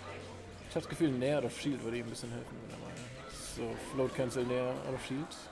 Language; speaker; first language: German; native; German